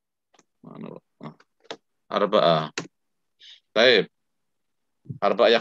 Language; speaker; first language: Arabic; non-native, fluent; Indonesian